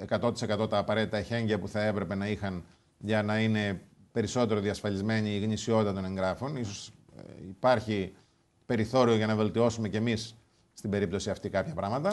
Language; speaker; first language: Greek; native; Greek